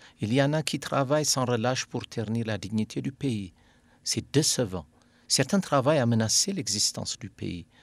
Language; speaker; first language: French; non-native, fluent; Amharic